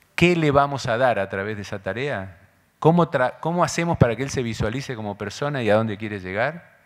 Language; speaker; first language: Spanish; native; Spanish